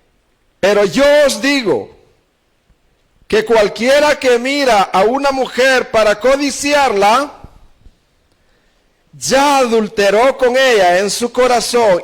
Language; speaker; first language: Spanish; native; Spanish